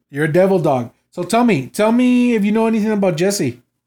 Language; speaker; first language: English; native; English